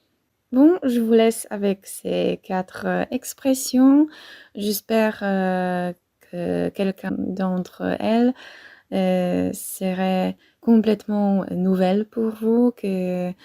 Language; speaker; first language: French; non-native, fluent; Polish